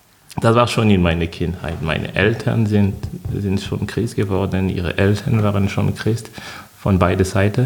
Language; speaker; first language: German; non-native, fluent; French